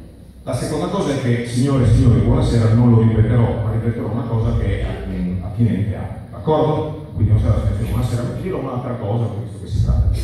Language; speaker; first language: Italian; native; Italian